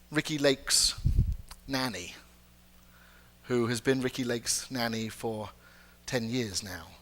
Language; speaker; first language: English; native; English